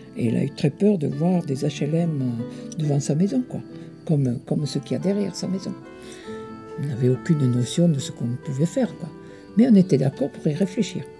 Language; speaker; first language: French; early bilingual, other home language; Italian